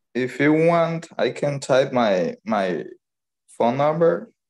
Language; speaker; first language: English; non-native, learner; Spanish